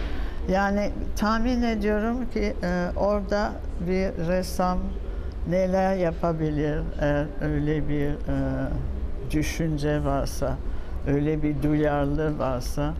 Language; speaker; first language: Turkish; non-native, fluent; French